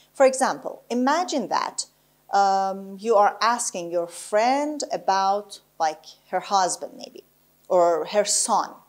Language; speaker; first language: English; non-native, fluent; Persian